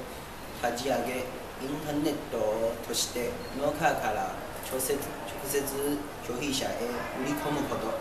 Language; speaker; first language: Japanese; non-native, learner; Chinese